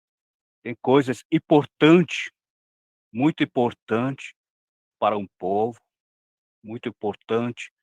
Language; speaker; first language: Portuguese; non-native, local second language; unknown